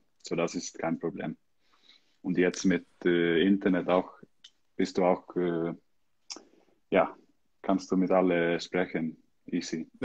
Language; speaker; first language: German; non-native, learner; Icelandic